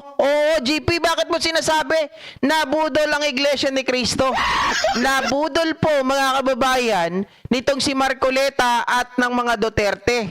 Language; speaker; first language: Filipino; non-native, local second language; Iloko